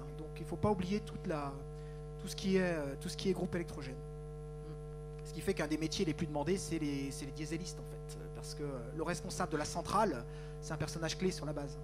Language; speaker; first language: French; native; French